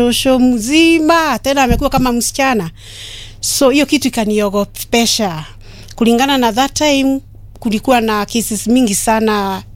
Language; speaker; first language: Swahili; non-native, local second language; Kikuyu